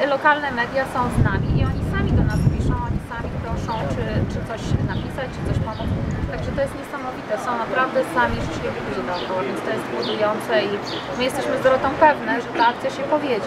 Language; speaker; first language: Polish; native; Polish